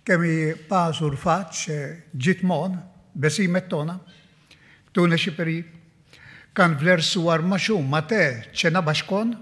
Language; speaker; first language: Albanian; non-native, fluent; Maltese